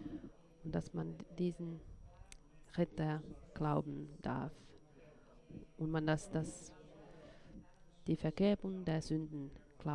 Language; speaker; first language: German; non-native, fluent; Finnish